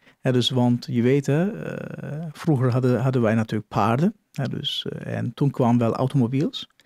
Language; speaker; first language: Dutch; non-native, fluent; Turkish